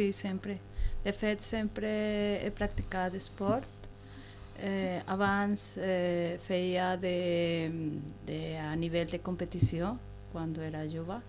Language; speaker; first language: Catalan; non-native, learner; Spanish